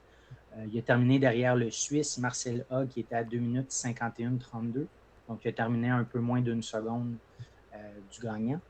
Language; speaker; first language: French; native; French